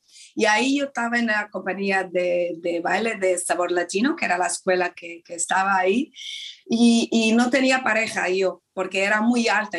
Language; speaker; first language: Spanish; non-native, fluent; Portuguese